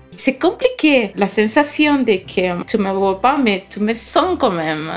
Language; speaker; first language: French; non-native, learner; Spanish